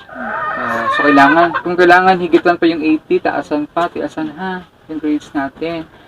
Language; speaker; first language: Filipino; non-native, local second language; Cebuano